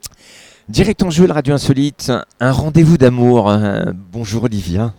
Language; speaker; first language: French; native; French